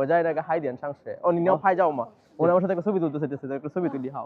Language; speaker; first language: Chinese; non-native, fluent; Bangla